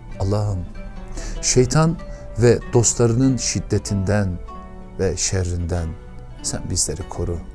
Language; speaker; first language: Turkish; native; Turkish